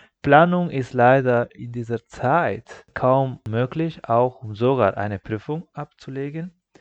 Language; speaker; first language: German; non-native, fluent; Spanish